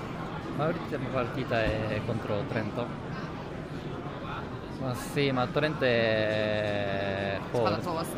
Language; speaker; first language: Italian; non-native, learner; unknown